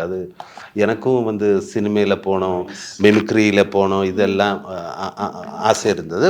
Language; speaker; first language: Tamil; non-native, learner; Malayalam